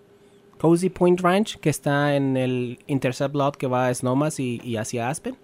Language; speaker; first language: Spanish; native; Spanish